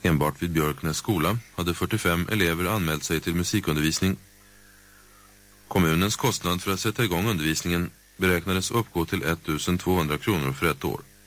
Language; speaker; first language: Swedish; native; Swedish